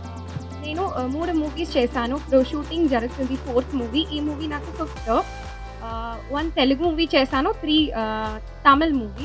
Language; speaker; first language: Telugu; early bilingual, heritage; Telugu